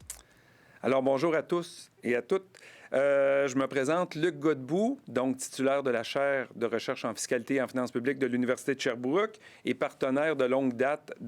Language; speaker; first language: French; native; French